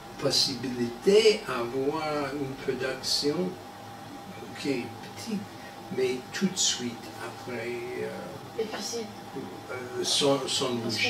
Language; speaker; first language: French; non-native, learner; English